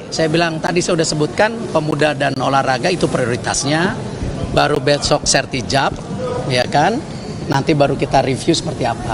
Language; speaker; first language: Indonesian; native; Indonesian